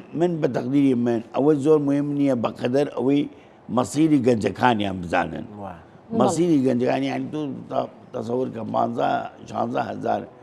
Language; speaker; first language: Central Kurdish; non-native, local second language; Southern Kurdish